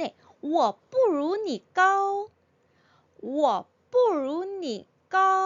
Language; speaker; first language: Chinese; non-native, fluent; Korean